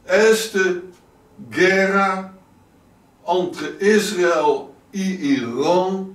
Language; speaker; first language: Portuguese; non-native, learner; Dutch